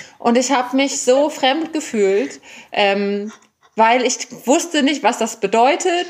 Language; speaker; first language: German; native; German